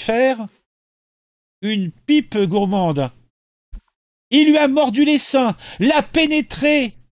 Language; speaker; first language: French; native; French